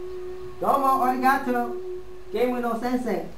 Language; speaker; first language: Japanese; non-native, learner; English